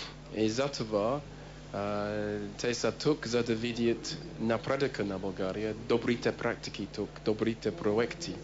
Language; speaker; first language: Bulgarian; non-native, fluent; English